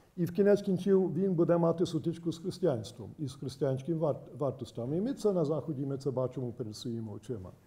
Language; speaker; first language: Ukrainian; early bilingual, heritage; Ukrainian